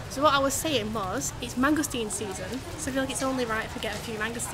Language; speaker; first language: English; native; English